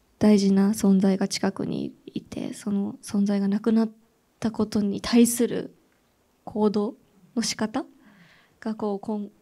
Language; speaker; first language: Japanese; native; Japanese